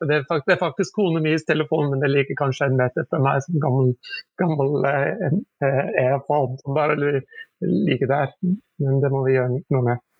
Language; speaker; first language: Norwegian; non-native, fluent; English